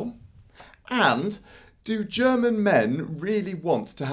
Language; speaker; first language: English; native; English